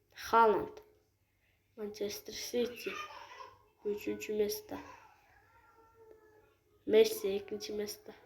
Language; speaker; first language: Russian; non-native, local second language; Kyrgyz